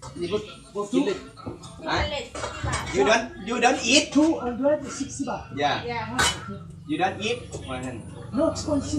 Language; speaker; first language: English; non-native, learner; Thai